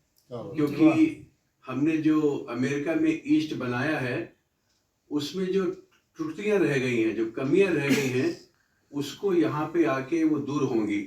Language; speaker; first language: Hindi; native; Hindi